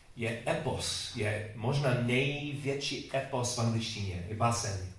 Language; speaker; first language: Czech; non-native, learner; English